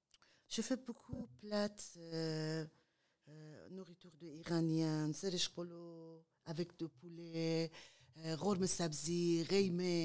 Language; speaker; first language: French; non-native, learner; Persian